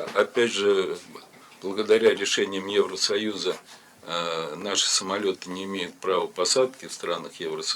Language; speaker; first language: Russian; native; Russian